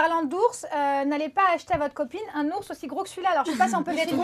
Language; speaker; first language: French; native; French